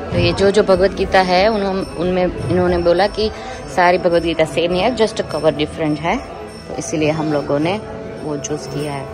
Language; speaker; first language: Hindi; non-native, local second language; Gujarati